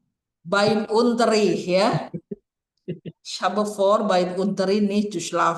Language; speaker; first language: German; non-native, fluent; Indonesian